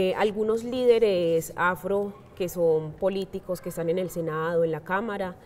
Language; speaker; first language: Spanish; native; Spanish